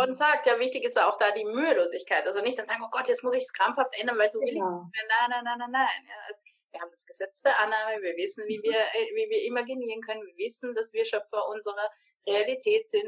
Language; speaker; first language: German; native; German